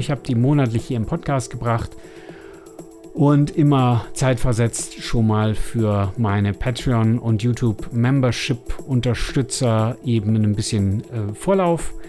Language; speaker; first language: German; native; German